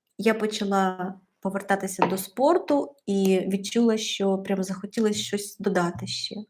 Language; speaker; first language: Ukrainian; native; Ukrainian